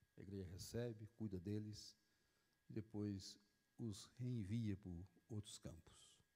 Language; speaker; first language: Portuguese; native; Portuguese